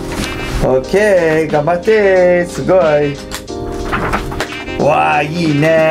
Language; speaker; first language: Japanese; non-native, learner; English